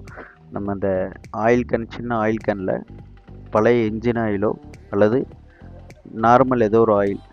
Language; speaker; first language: Tamil; native; Tamil